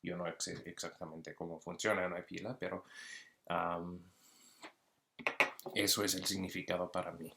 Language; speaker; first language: Spanish; early bilingual, heritage; Spanish